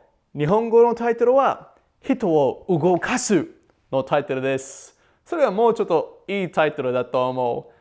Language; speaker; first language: Japanese; non-native, learner; English